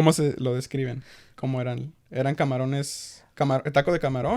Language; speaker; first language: Spanish; early bilingual, heritage; Spanish